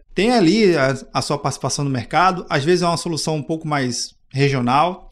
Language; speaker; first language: Portuguese; native; Portuguese